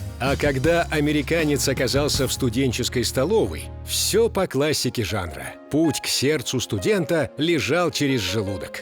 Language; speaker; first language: Russian; native; Russian